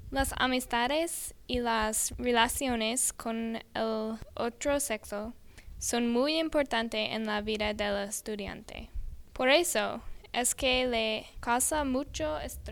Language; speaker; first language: Spanish; non-native, learner; English